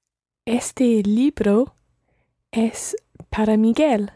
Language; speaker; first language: Spanish; non-native, learner; English